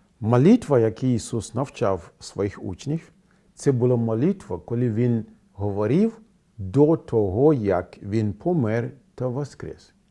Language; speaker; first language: Ukrainian; non-native, fluent; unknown